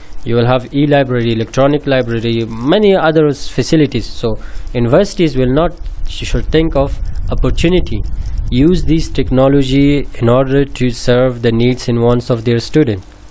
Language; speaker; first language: English; non-native, fluent; Persian